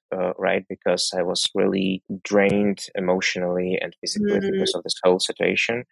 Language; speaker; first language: English; non-native, fluent; Russian